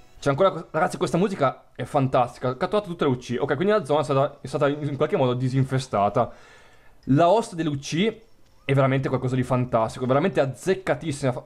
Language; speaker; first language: Italian; native; Italian